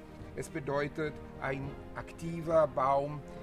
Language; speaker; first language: German; non-native, fluent; Hebrew